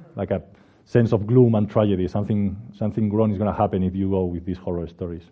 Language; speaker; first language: English; non-native, fluent; Spanish